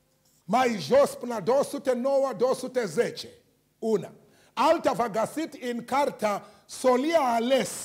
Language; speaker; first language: Romanian; non-native, learner; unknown